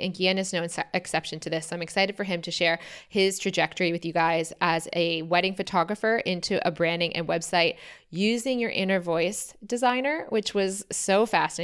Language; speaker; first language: English; native; English